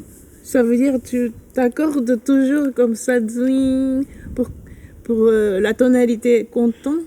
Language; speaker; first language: French; non-native, fluent; Japanese